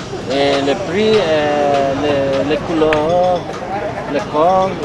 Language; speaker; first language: French; non-native, learner; Indonesian